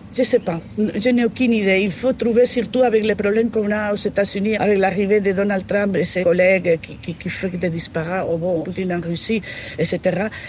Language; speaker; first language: French; non-native, fluent; Spanish